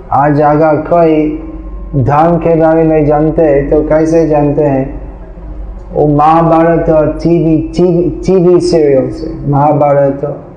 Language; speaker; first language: Hindi; non-native, fluent; English